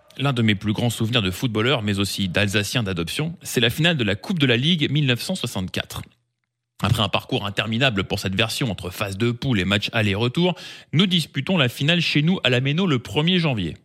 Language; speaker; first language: French; non-native, fluent; Spanish